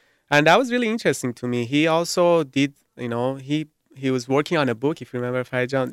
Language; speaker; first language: English; non-native, fluent; Persian